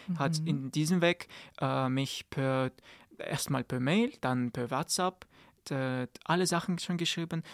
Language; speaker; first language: German; non-native, learner; Kazakh